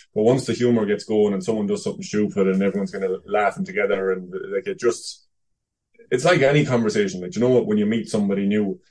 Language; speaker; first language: English; native; English